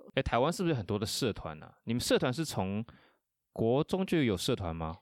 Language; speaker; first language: Chinese; early bilingual, heritage; Chinese